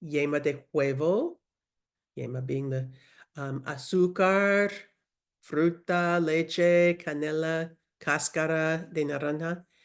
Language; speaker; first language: Spanish; non-native, learner; English